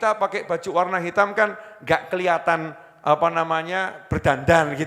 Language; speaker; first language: Indonesian; native; Indonesian